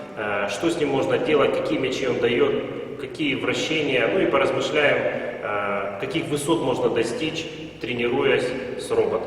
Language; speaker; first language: Russian; native; Russian